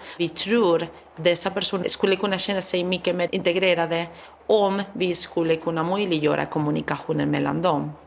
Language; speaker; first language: Swedish; non-native, fluent; Spanish